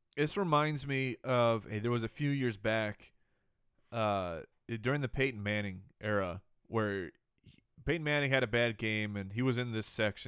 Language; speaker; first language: English; native; English